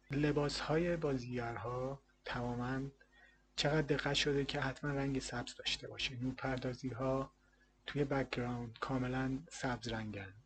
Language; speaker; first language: Persian; native; Persian